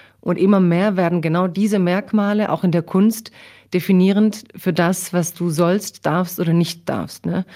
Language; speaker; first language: German; early bilingual, other home language; Croatian